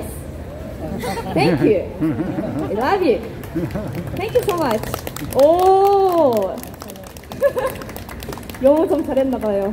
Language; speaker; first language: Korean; non-native, fluent; Japanese